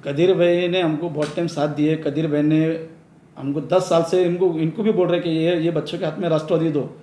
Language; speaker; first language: Hindi; non-native, local second language; Urdu